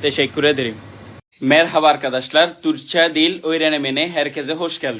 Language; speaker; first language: Turkish; non-native, fluent; Bangla